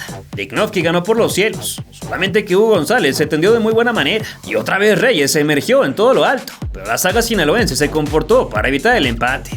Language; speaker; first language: Spanish; native; Spanish